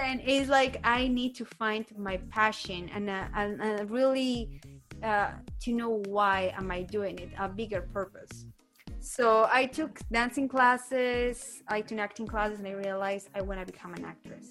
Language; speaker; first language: English; non-native, fluent; Spanish